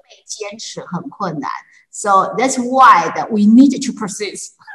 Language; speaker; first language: English; non-native, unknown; Chinese